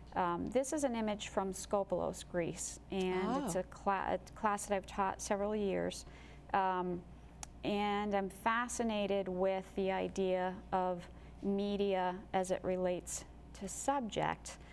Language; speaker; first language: English; native; English